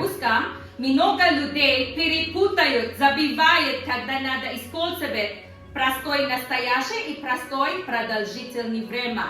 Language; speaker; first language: Russian; non-native, learner; Tajik